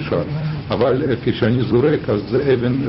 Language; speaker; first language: Hebrew; non-native, fluent; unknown